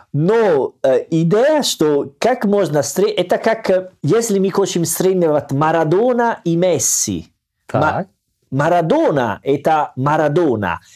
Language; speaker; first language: Russian; non-native, fluent; Italian